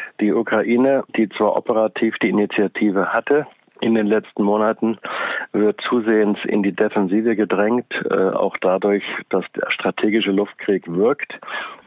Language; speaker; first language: German; native; German